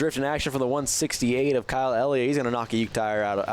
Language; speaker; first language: English; native; English